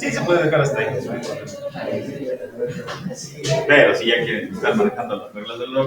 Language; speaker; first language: Spanish; native; Spanish